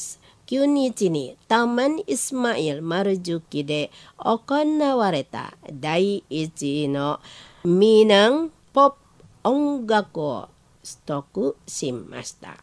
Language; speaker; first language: Japanese; non-native, learner; Indonesian